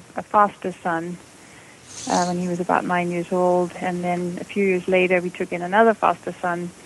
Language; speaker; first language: English; non-native, fluent; Danish